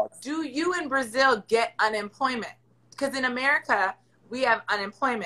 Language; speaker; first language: English; native; English